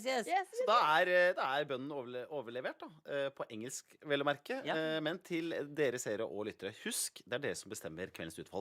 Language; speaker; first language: Norwegian; native; Norwegian